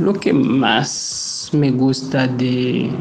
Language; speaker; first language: Spanish; non-native, fluent; Haitian Creole